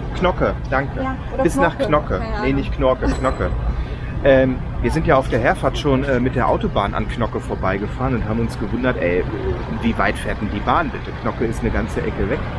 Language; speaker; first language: German; native; German